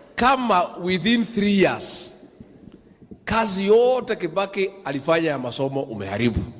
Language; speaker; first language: Swahili; non-native, local second language; Kikuyu